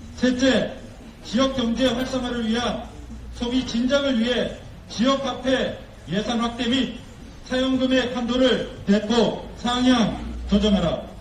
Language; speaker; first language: Korean; native; Korean